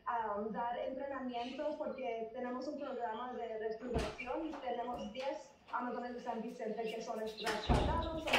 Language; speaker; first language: Spanish; early bilingual, heritage; Spanish